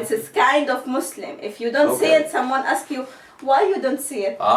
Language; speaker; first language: English; non-native, learner; Arabic